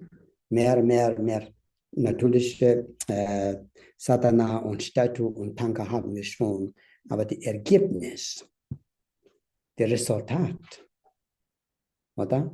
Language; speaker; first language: German; non-native, learner; Tibetan